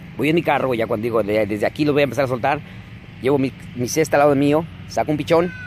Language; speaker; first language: Spanish; native; Spanish